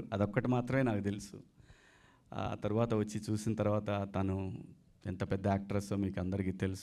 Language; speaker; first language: Telugu; native; Telugu